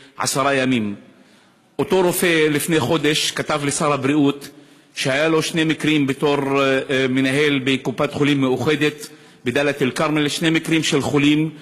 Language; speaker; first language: Hebrew; non-native, local second language; Arabic